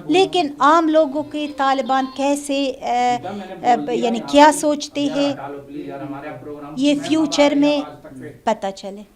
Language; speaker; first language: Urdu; non-native, learner; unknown